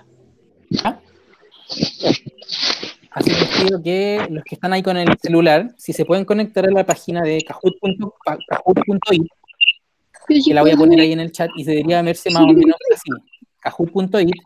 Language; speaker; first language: Spanish; native; Spanish